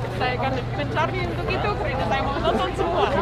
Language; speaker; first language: Indonesian; non-native, learner; English